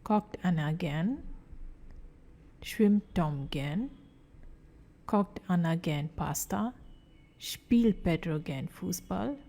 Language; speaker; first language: German; non-native, fluent; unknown